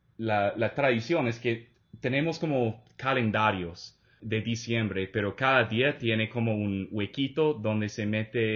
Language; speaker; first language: Spanish; non-native, fluent; English